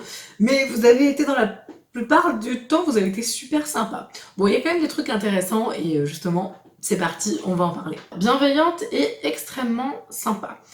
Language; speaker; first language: French; native; French